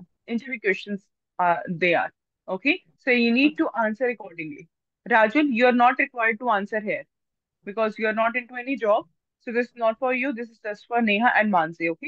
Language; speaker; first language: English; non-native, local second language; Hindi